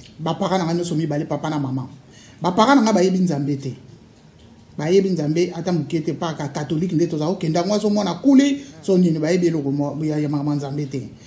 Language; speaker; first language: Lingala; non-native, local second language; Luba-Lulua